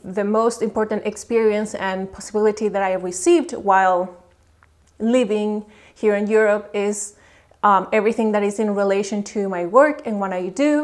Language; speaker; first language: English; non-native, fluent; Spanish